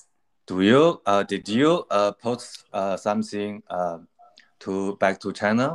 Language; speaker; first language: English; non-native, learner; Chinese